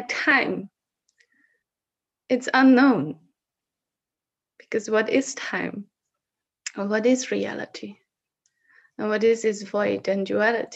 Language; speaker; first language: English; non-native, fluent; Dutch